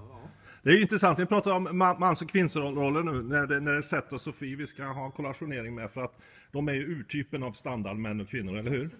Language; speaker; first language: Swedish; native; Swedish